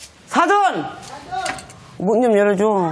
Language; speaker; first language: Korean; native; Korean